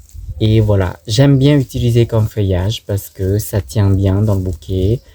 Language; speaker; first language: French; non-native, fluent; Thai